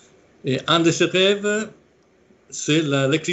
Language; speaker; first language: French; non-native, fluent; Italian